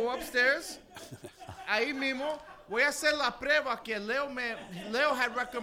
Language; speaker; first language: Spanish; early bilingual, heritage; Spanish